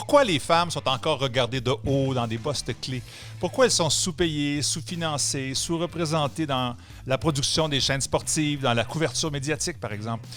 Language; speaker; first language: French; native; French